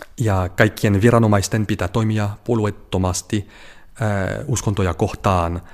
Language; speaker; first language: Finnish; non-native, fluent; French